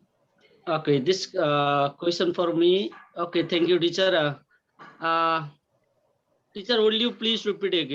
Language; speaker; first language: English; non-native, learner; Nepali